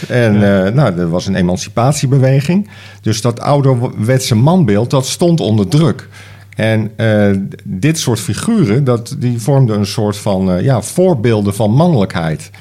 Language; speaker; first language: Dutch; native; Dutch